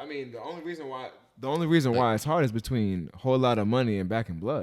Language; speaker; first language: English; native; English